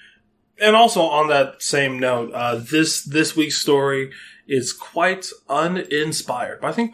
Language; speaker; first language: English; native; English